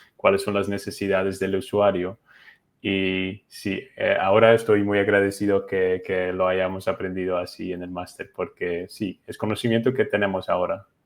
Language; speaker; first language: Spanish; non-native, fluent; Dutch